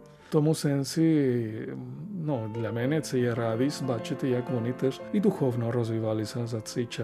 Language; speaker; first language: Ukrainian; non-native, fluent; Spanish